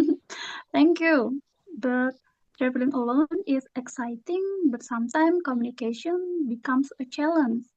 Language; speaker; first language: English; non-native, learner; Indonesian